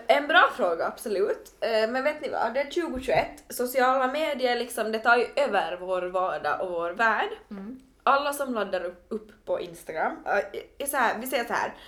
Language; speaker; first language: Swedish; native; Swedish